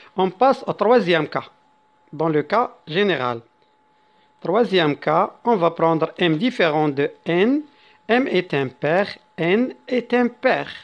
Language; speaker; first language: French; non-native, local second language; Arabic